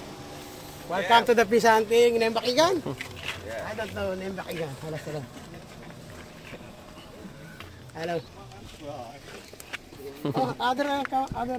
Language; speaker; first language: English; non-native, learner; Filipino